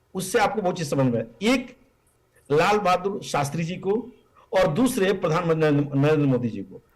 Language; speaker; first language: Hindi; native; Hindi